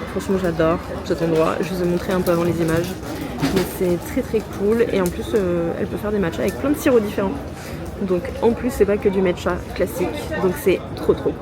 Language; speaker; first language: French; native; French